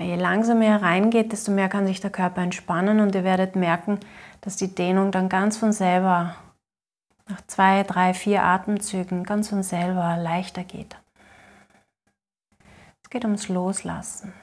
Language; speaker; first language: German; native; German